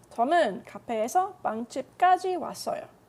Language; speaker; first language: Korean; non-native, fluent; English